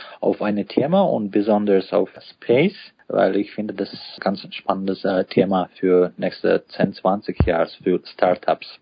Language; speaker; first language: German; non-native, fluent; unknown